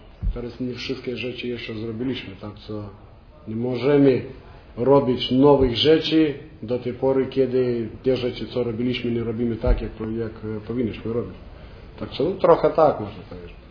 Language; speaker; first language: Polish; non-native, learner; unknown